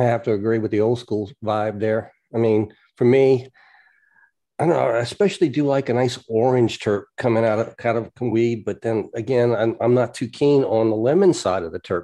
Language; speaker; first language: English; native; English